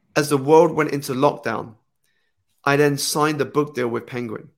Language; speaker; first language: English; native; English